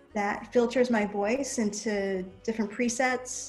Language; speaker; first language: English; native; English